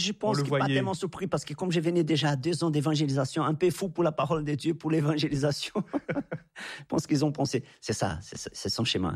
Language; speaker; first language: French; non-native, fluent; Portuguese